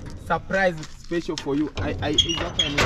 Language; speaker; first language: English; non-native, learner; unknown